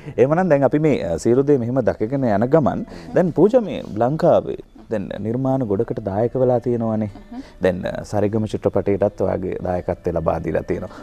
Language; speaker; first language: Sinhala; native; Sinhala